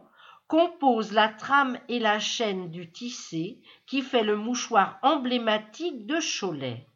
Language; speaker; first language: French; native; French